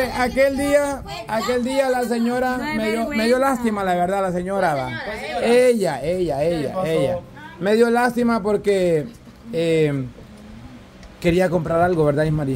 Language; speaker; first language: Spanish; native; Spanish